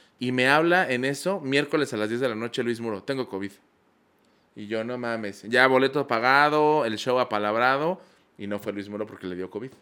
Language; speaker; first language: Spanish; native; Spanish